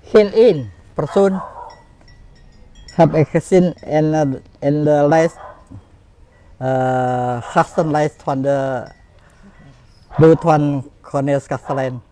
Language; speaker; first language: Dutch; non-native, fluent; Indonesian